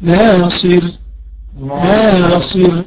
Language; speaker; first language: Arabic; native; Arabic